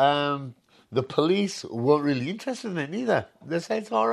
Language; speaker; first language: English; non-native, local second language; Punjabi